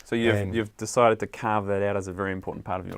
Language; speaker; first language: English; native; English